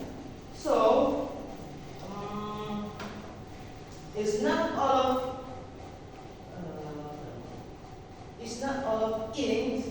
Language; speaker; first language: English; non-native, learner; Indonesian